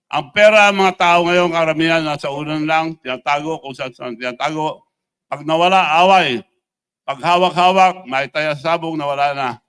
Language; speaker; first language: Filipino; non-native, local second language; Iloko